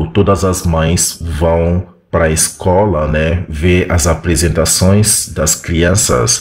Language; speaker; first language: Portuguese; non-native, fluent; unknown